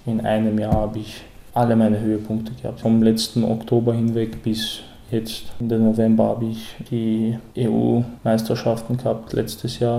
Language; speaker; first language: German; early bilingual, other home language; Chechen